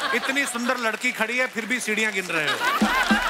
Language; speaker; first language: Hindi; native; Hindi